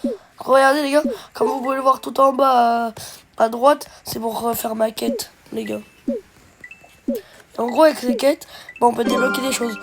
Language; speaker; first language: French; native; French